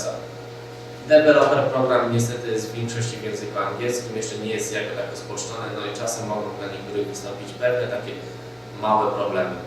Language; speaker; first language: Polish; native; Polish